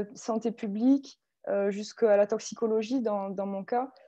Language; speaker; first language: French; native; French